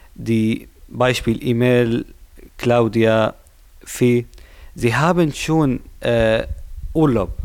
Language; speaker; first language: German; non-native, learner; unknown